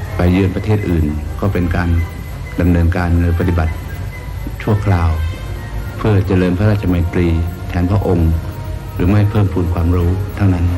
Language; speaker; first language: Thai; native; Thai